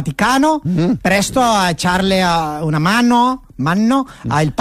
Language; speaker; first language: Spanish; native; Spanish